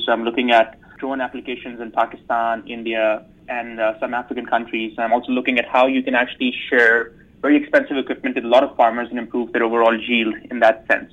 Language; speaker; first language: English; non-native, local second language; Urdu